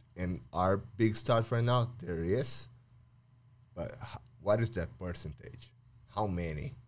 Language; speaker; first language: English; non-native, fluent; Portuguese